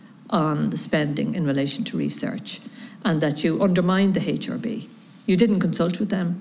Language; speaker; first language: English; native; English